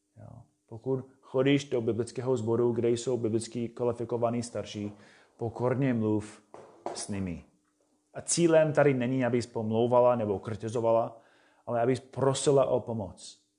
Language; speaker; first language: Czech; non-native, fluent; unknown